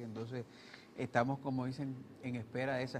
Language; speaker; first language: Spanish; native; Spanish